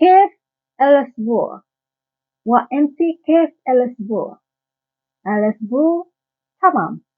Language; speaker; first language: Arabic; non-native, learner; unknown